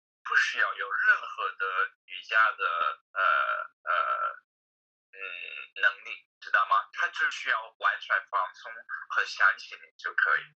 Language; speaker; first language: Chinese; non-native, fluent; English